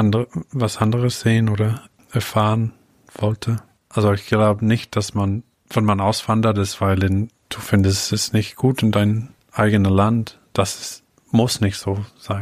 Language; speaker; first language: German; non-native, fluent; English